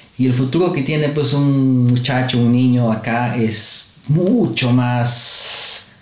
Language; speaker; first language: Spanish; native; Spanish